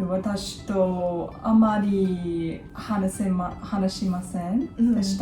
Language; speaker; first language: Japanese; non-native, learner; English